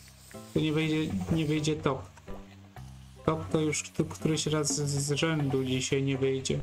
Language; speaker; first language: Polish; native; Polish